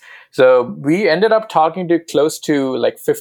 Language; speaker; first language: English; non-native, local second language; Hindi